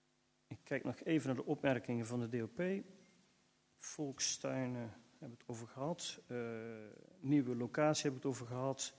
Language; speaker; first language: Dutch; native; Dutch